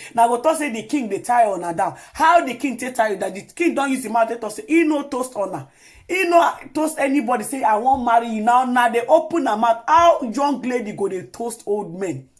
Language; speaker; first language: Nigerian Pidgin; non-native, local second language; Yoruba